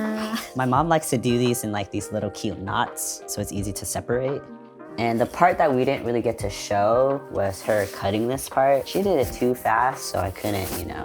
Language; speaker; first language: English; early bilingual, other home language; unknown